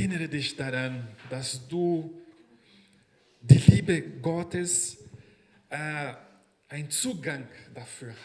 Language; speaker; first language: German; non-native, fluent; Portuguese